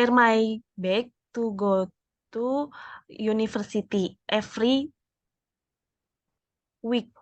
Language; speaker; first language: English; non-native, learner; Indonesian